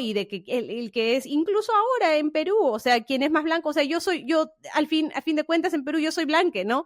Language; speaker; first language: Spanish; early bilingual, heritage; Spanish